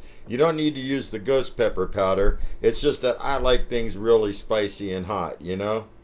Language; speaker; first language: English; native; English